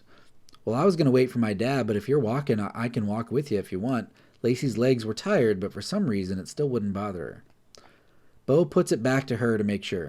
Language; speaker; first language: English; native; English